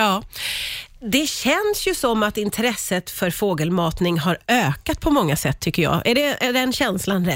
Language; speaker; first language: Swedish; native; Swedish